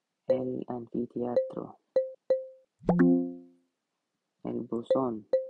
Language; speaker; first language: Spanish; non-native, learner; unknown